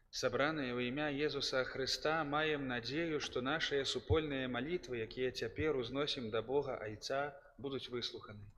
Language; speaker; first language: Belarusian; native; Belarusian